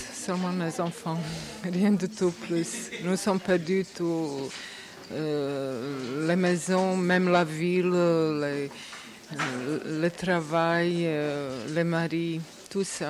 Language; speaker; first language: French; non-native, learner; Bosnian